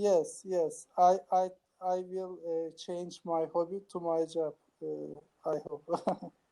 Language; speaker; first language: English; non-native, learner; Turkish